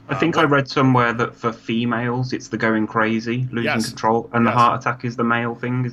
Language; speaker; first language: English; native; English